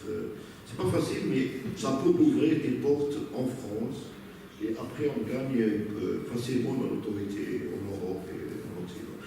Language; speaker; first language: French; non-native, local second language; Arabic